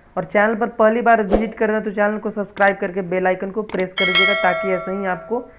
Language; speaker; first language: Hindi; native; Hindi